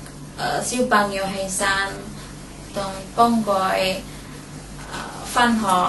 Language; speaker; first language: Cantonese; non-native, learner; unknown